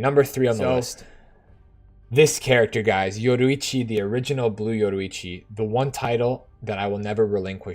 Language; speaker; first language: English; native; English